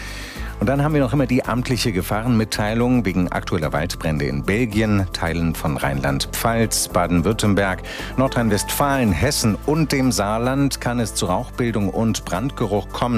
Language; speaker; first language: German; native; German